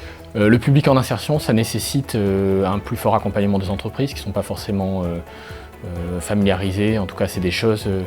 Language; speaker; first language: French; native; French